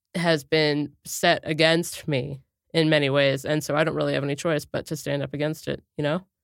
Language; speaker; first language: English; native; English